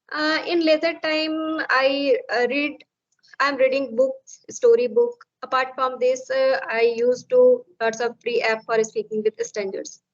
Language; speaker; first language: English; non-native, learner; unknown